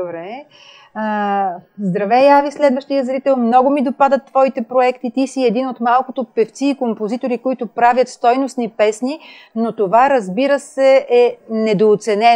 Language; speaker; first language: Bulgarian; native; Bulgarian